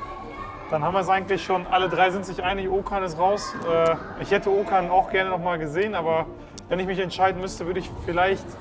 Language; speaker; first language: German; native; German